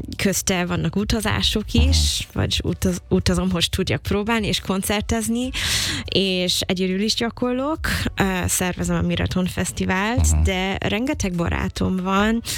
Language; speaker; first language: Hungarian; non-native, learner; English